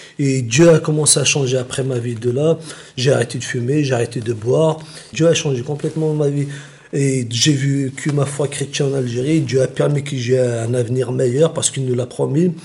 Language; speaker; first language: French; non-native, local second language; Kabyle